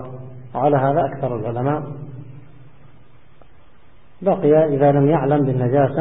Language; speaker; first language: Arabic; native; Arabic